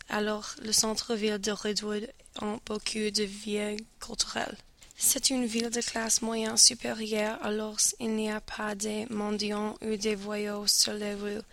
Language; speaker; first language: French; non-native, learner; English